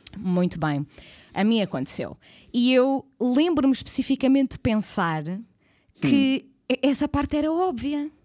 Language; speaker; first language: Portuguese; native; Portuguese